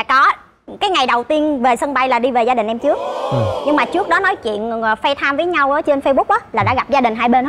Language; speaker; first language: Vietnamese; native; Vietnamese